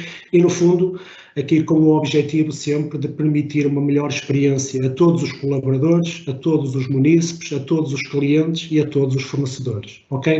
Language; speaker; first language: Portuguese; native; Portuguese